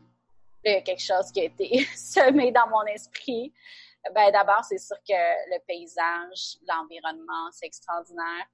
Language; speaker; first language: French; native; French